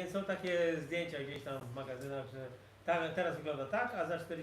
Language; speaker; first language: Polish; native; Polish